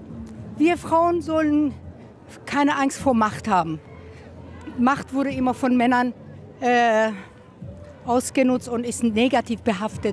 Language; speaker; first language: German; non-native, fluent; Persian